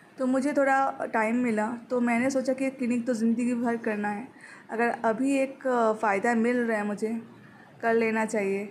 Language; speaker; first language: Hindi; non-native, local second language; Bangla